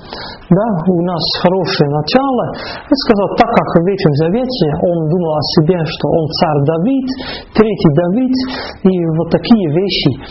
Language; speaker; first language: Russian; non-native, fluent; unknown